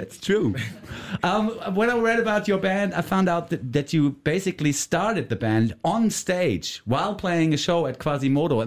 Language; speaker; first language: English; non-native, fluent; German